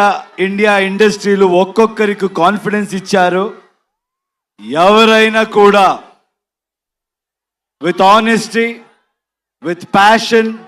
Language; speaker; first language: Telugu; non-native, local second language; Kannada